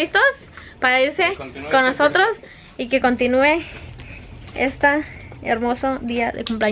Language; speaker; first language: Spanish; native; Spanish